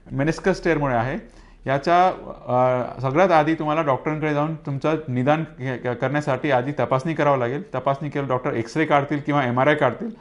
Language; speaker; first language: Marathi; non-native, local second language; Hindi